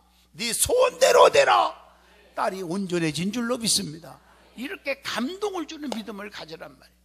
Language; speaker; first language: Korean; native; Korean